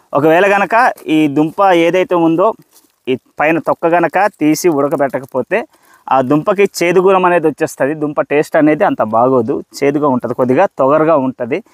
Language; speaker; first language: Telugu; non-native, local second language; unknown